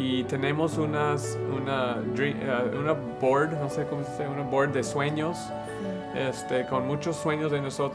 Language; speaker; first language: Spanish; non-native, learner; English